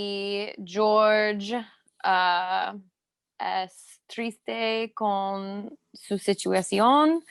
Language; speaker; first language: Spanish; non-native, learner; English